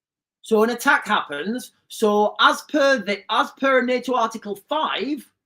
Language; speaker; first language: English; native; English